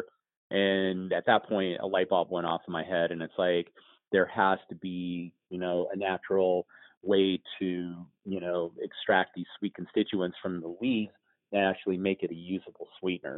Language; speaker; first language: English; native; English